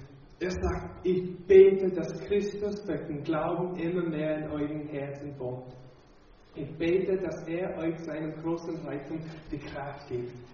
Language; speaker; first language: German; non-native, fluent; English